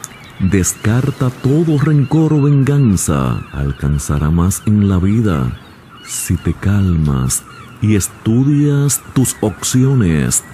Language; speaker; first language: Spanish; native; Spanish